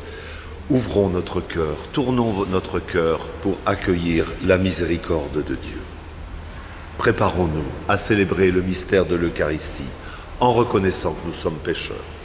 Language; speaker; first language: French; native; French